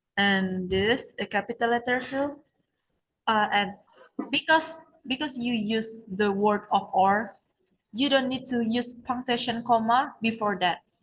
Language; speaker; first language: English; non-native, learner; Indonesian